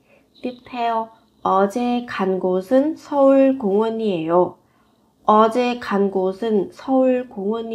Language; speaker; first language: Korean; non-native, fluent; Vietnamese